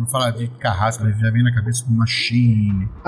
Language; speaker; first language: Portuguese; native; Portuguese